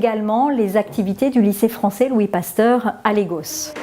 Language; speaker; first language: French; native; French